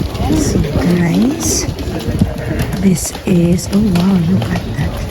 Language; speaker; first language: English; non-native, local second language; Filipino